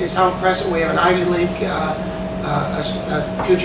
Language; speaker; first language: English; native; English